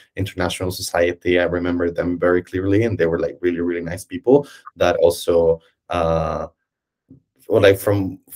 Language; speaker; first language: English; non-native, fluent; Spanish